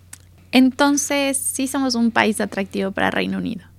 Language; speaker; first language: Spanish; native; Spanish